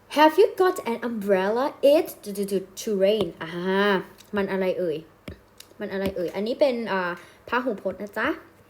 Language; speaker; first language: Thai; native; Thai